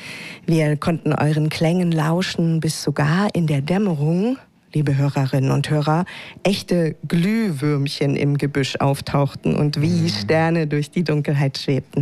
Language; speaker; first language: German; native; German